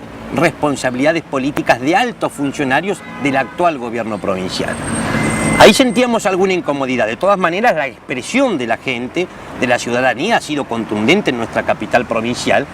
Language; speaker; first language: Spanish; native; Spanish